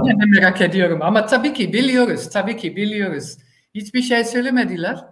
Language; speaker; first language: Turkish; non-native, learner; Dutch